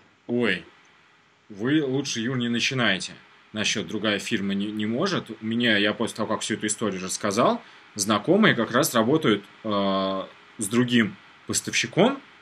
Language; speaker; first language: Russian; native; Russian